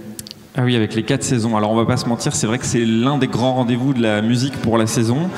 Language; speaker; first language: French; native; French